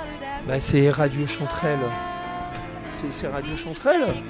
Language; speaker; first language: French; native; French